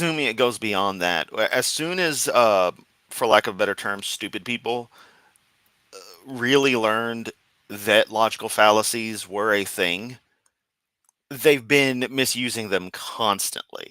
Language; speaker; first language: English; native; English